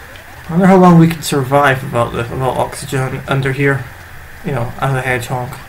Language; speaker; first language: English; native; English